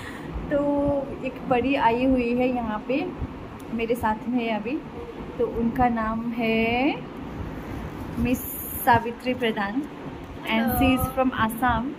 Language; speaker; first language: Hindi; non-native, local second language; Nepali